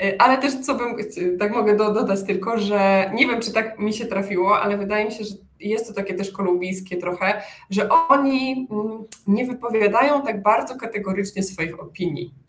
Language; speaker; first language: Polish; native; Polish